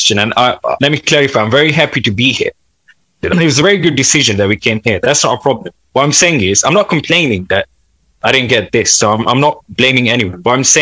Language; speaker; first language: English; non-native, local second language; Urdu